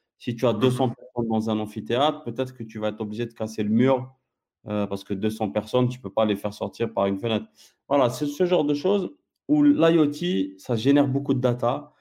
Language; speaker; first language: French; non-native, local second language; Arabic